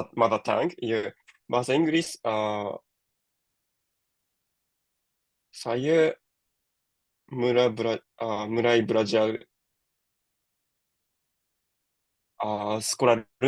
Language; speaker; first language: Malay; non-native, learner; Japanese